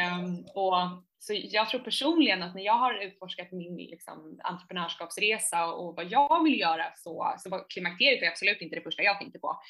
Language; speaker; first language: Swedish; native; Swedish